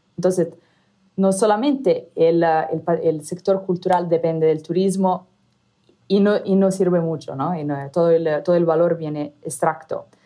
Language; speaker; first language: Spanish; non-native, fluent; Italian